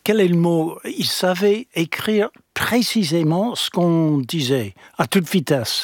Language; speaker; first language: French; non-native, fluent; English